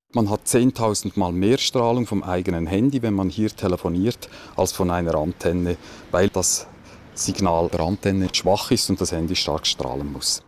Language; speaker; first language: German; native; German